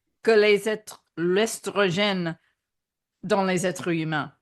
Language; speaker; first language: French; non-native, fluent; English